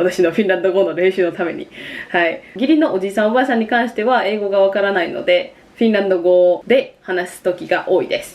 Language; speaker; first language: Japanese; native; Japanese